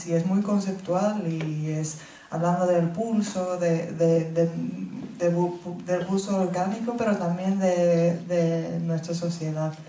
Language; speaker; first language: Spanish; non-native, fluent; Finnish